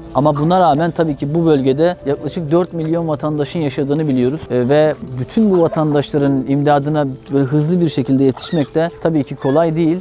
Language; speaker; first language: Turkish; native; Turkish